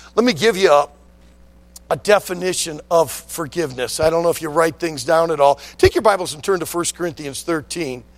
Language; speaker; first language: English; native; English